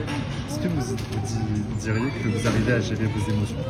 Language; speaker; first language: French; native; French